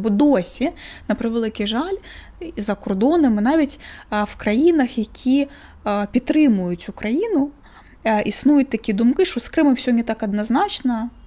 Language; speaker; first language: Ukrainian; non-native, local second language; Russian